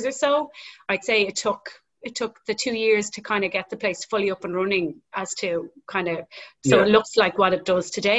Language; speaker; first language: English; native; English